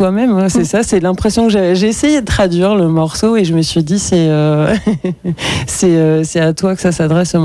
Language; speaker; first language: French; native; French